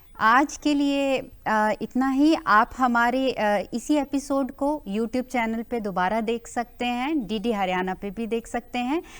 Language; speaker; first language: Hindi; native; Hindi